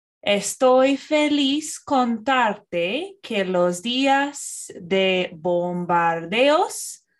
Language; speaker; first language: Spanish; non-native, fluent; English